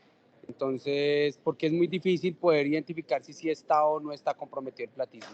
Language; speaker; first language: Spanish; native; Spanish